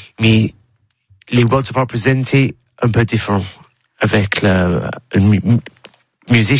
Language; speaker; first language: French; non-native, learner; English